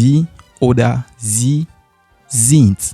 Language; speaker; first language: German; non-native, learner; French